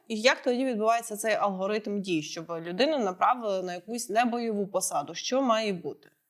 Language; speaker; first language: Ukrainian; native; Ukrainian